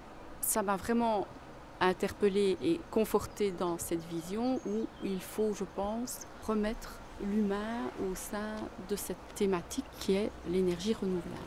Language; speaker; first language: French; native; French